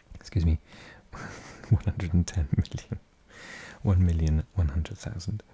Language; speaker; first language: English; native; English